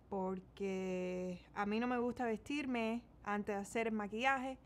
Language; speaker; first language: Spanish; early bilingual, heritage; Spanish